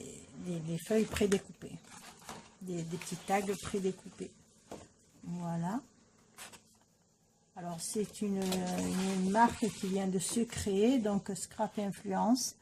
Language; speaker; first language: French; native; French